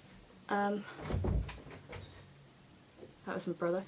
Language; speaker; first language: English; native; English